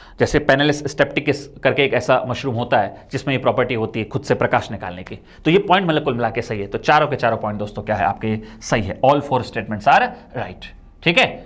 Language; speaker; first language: Hindi; native; Hindi